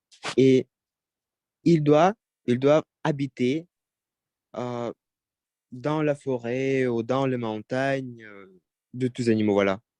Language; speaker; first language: French; non-native, learner; Russian